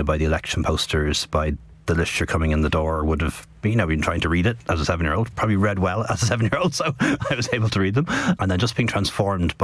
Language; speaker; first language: English; native; English